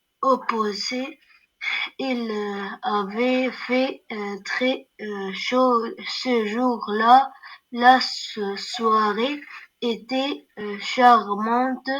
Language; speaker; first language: French; non-native, learner; Arabic